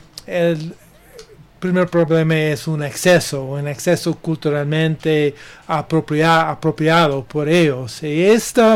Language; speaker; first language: Spanish; non-native, learner; English